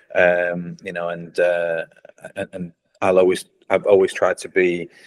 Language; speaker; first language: English; native; English